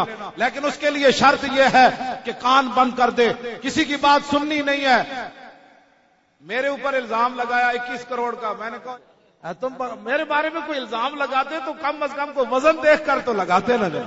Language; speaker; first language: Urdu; non-native, local second language; Punjabi